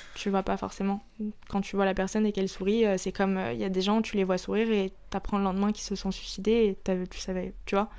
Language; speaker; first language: French; early bilingual, other home language; Arabic